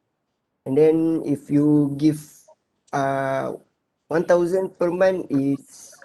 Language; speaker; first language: English; non-native, learner; Malay